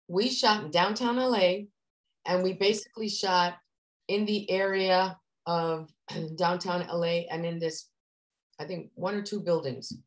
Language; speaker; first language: English; native; English